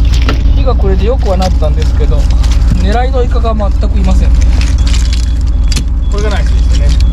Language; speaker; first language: Japanese; native; Japanese